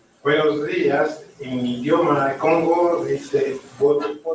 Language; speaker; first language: Spanish; non-native, learner; Haitian Creole